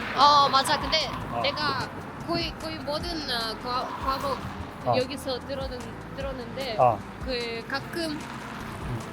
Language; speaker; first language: Korean; non-native, learner; Russian